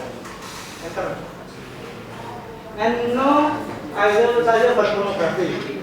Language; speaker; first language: English; non-native, learner; Indonesian